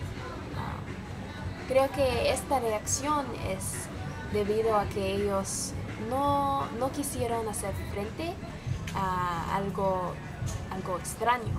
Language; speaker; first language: Spanish; non-native, learner; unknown